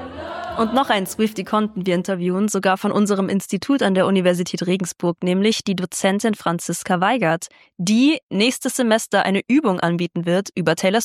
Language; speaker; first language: German; native; German